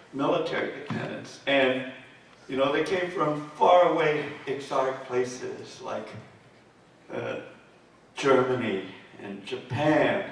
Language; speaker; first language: English; native; English